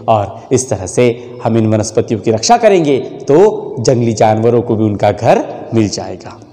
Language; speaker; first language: Hindi; non-native, local second language; Marathi